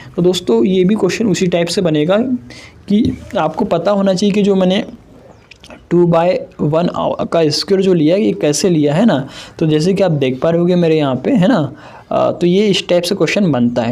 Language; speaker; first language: Hindi; native; Hindi